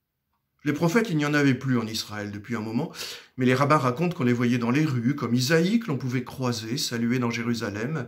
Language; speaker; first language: French; native; French